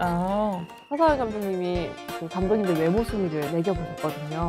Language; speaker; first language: Korean; native; Korean